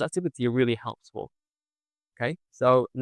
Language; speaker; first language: English; non-native, fluent; Indonesian